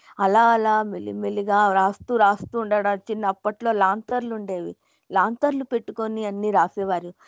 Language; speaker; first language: Telugu; non-native, local second language; Hindi